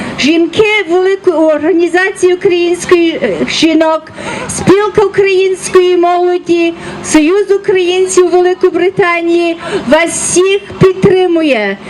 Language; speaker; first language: Ukrainian; early bilingual, heritage; Ukrainian